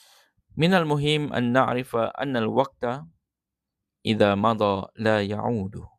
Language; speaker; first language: Arabic; non-native, fluent; Malay